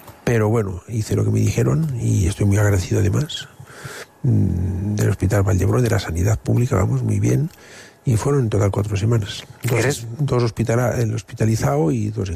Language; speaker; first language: Spanish; non-native, local second language; Catalan